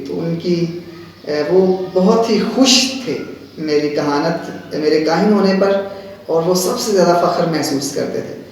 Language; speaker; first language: Urdu; non-native, local second language; Punjabi